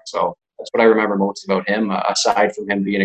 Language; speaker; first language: English; native; English